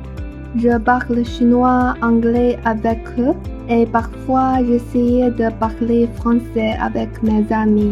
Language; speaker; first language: French; non-native, learner; Chinese